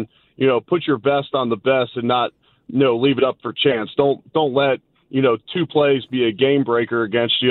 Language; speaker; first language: English; native; English